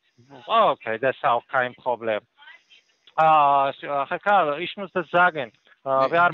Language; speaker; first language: German; non-native, fluent; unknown